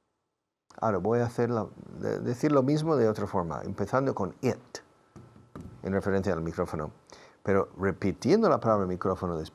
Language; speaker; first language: Spanish; non-native, fluent; English